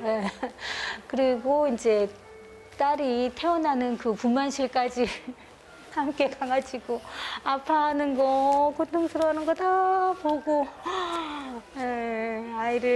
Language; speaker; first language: Korean; native; Korean